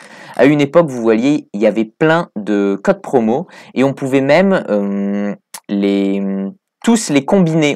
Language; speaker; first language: French; native; French